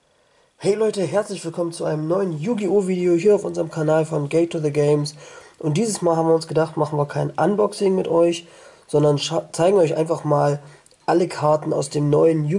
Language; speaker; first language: German; native; German